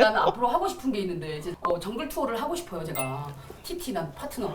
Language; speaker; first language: Korean; native; Korean